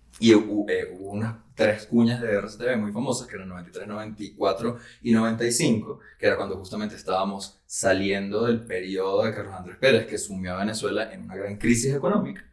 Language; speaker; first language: Spanish; native; Spanish